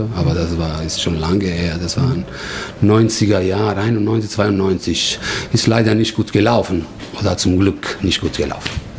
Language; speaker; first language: German; non-native, learner; Italian